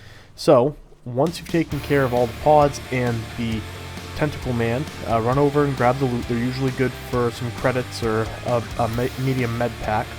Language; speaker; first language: English; native; English